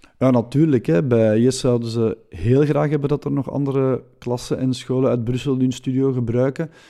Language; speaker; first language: Dutch; native; Dutch